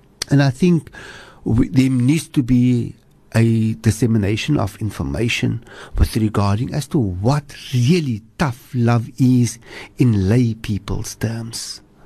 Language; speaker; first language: English; native; English